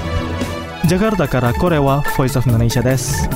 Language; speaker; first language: Japanese; non-native, fluent; Indonesian